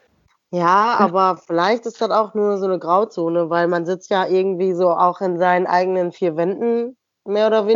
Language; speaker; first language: German; native; German